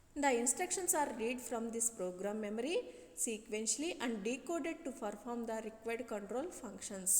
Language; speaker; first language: English; non-native, local second language; Telugu